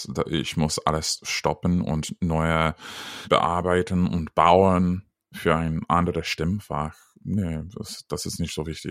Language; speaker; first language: German; non-native, fluent; English